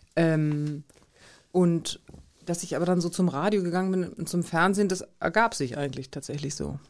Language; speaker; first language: German; native; German